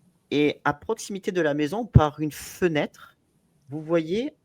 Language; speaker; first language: French; native; French